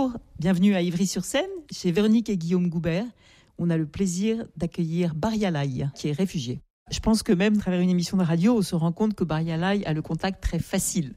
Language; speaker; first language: French; native; French